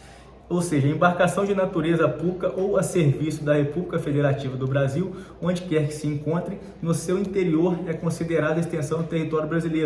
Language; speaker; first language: Portuguese; native; Portuguese